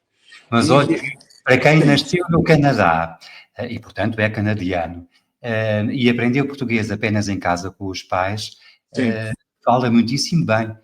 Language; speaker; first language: Portuguese; native; Portuguese